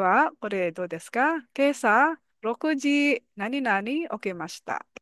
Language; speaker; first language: Japanese; non-native, fluent; Filipino